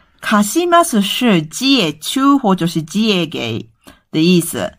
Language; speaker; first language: Chinese; non-native, fluent; Japanese